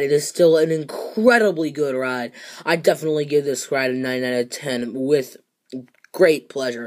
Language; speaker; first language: English; native; English